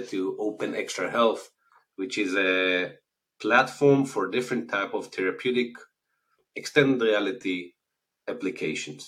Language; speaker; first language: English; non-native, fluent; Hebrew